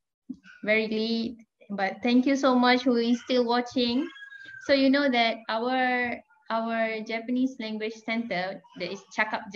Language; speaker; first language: English; non-native, fluent; Malay